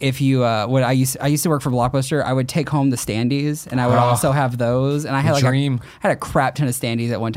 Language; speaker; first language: English; native; English